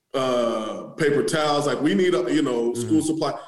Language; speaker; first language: English; native; English